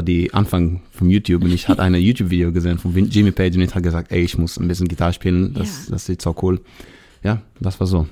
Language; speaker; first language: German; non-native, learner; Hebrew